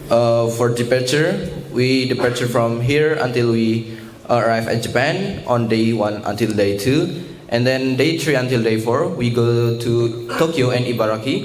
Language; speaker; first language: English; non-native, learner; Indonesian